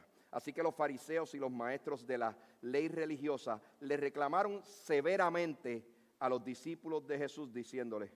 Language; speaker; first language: Spanish; native; Spanish